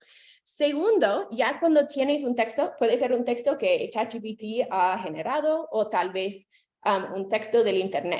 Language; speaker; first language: Spanish; non-native, fluent; English